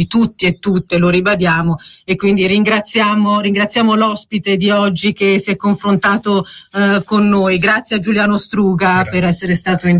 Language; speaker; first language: Italian; native; Italian